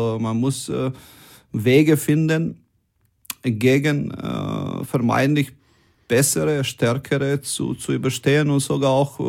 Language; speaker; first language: German; non-native, fluent; Croatian